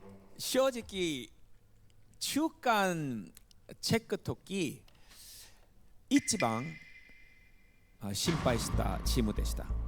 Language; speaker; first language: Japanese; non-native, fluent; Korean